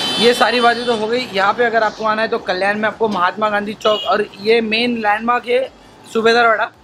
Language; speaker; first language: Hindi; non-native, local second language; Marathi